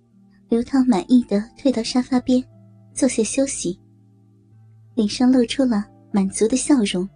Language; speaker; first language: Chinese; native; Chinese